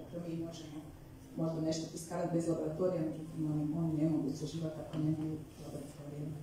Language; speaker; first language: Croatian; native; Croatian